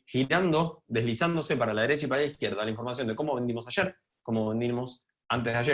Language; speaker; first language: Spanish; native; Spanish